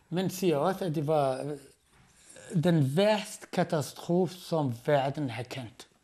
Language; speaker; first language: Danish; non-native, fluent; Arabic